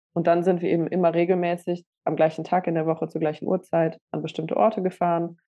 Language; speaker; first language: German; native; German